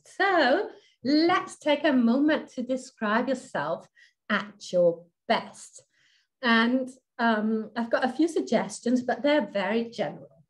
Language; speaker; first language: English; non-native, fluent; Danish